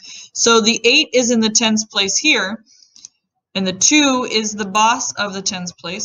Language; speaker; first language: English; native; English